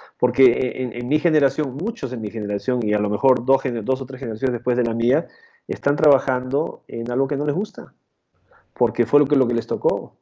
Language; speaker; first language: Spanish; native; Spanish